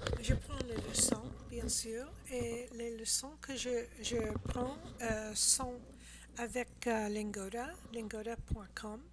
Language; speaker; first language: French; non-native, learner; English